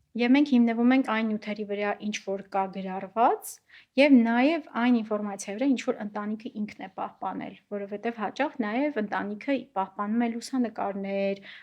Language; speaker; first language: Armenian; native; Armenian